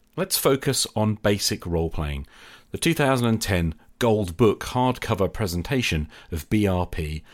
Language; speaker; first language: English; native; English